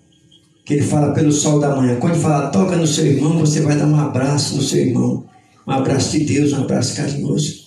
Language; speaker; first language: Portuguese; native; Portuguese